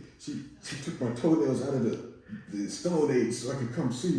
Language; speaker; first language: English; native; English